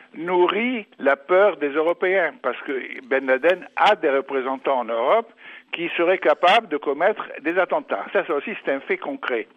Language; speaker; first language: French; non-native, fluent; English